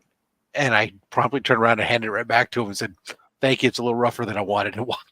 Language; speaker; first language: English; native; English